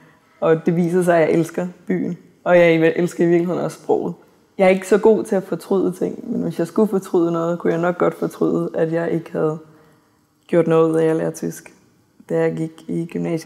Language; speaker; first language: Danish; native; Danish